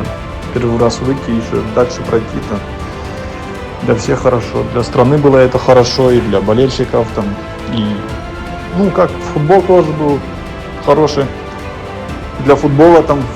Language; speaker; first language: Russian; early bilingual, heritage; German